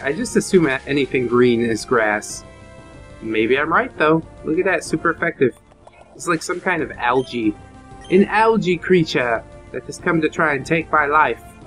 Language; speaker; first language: English; native; English